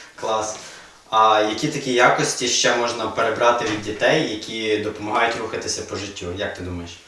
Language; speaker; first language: Ukrainian; native; Ukrainian